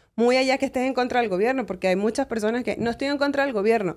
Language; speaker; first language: Spanish; native; Spanish